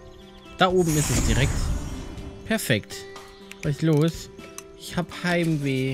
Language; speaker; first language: German; native; German